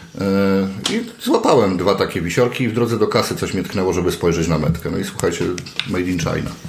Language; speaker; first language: Polish; native; Polish